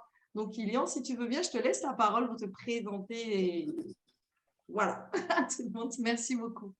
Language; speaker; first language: French; native; French